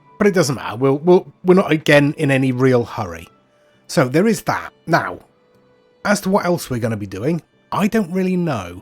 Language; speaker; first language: English; native; English